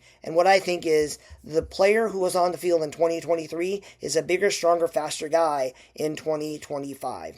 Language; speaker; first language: English; native; English